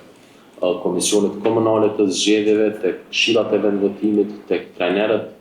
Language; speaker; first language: Albanian; native; Albanian